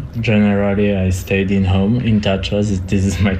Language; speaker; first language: English; non-native, learner; Polish